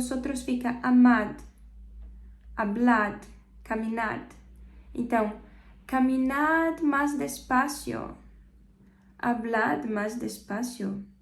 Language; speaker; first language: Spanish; non-native, fluent; Portuguese